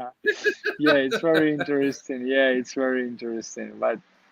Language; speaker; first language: English; non-native, learner; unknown